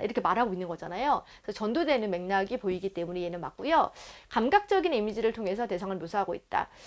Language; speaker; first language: Korean; native; Korean